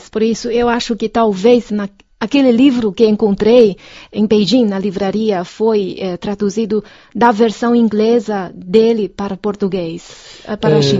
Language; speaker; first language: Portuguese; non-native, fluent; Chinese